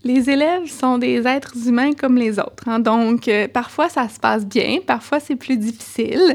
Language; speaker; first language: French; native; French